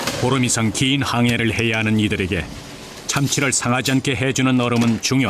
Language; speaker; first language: Korean; native; Korean